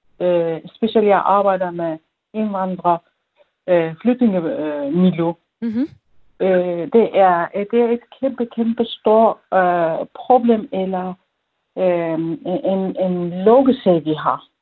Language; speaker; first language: Danish; non-native, fluent; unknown